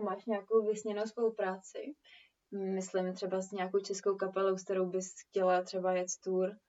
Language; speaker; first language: Czech; native; Czech